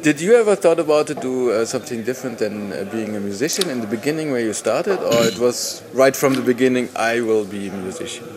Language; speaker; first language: English; non-native, fluent; German